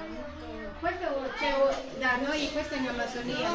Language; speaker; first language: Italian; non-native, fluent; Spanish